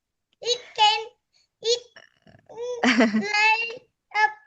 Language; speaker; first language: English; non-native, learner; Vietnamese